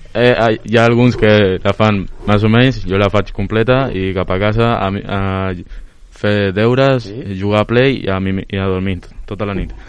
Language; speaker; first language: Catalan; non-native, local second language; Spanish